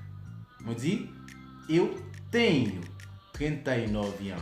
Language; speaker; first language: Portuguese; non-native, fluent; Haitian Creole